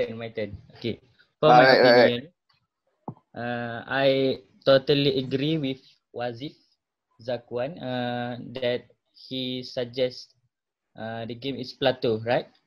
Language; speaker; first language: English; non-native, local second language; Malay